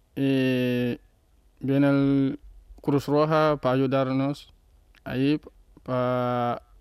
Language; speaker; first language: Spanish; non-native, learner; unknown